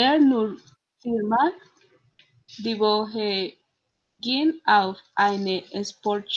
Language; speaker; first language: German; non-native, learner; Spanish